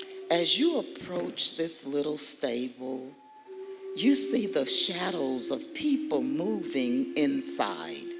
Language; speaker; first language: English; native; English